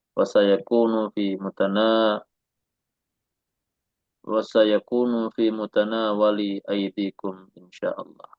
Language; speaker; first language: Arabic; non-native, fluent; Indonesian